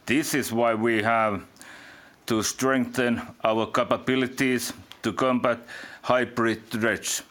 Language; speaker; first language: English; non-native, fluent; Finnish